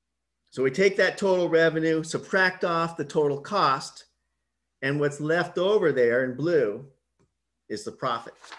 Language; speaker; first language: English; native; English